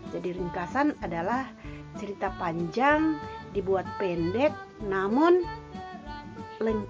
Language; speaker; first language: Indonesian; native; Indonesian